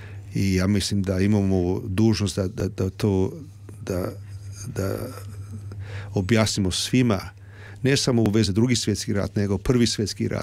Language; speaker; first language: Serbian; early bilingual, heritage; Serbian